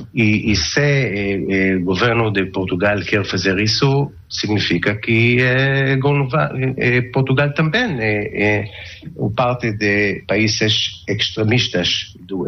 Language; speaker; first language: Portuguese; non-native, learner; Hebrew